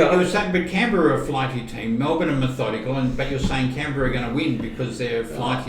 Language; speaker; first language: English; native; English